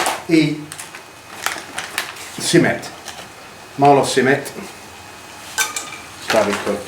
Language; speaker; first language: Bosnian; non-native, learner; English